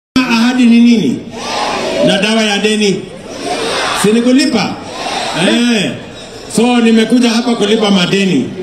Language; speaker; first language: Swahili; non-native, local second language; Kalenjin